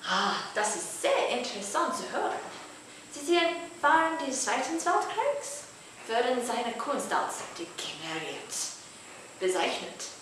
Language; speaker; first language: German; non-native, learner; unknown